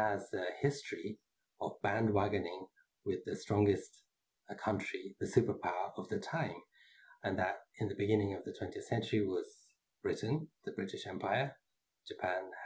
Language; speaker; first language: English; native; English